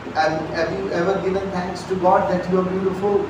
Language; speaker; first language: English; non-native, local second language; Hindi